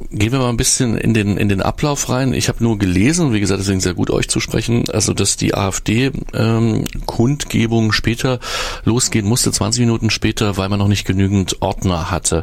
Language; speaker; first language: German; native; German